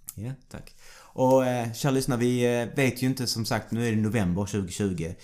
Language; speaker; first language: Swedish; native; Swedish